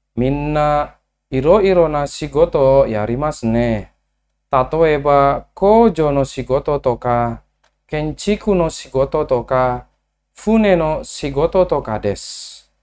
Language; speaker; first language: Japanese; non-native, learner; Indonesian